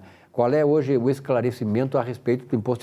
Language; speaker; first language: Portuguese; native; Portuguese